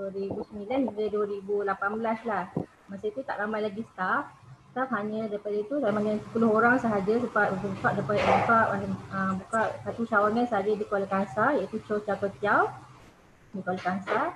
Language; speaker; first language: Malay; native; Malay